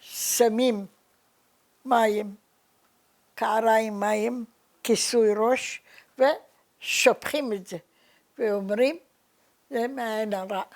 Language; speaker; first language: Hebrew; early bilingual, other home language; Arabic